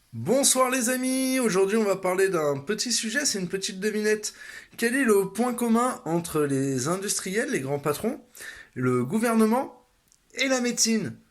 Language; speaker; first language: French; native; French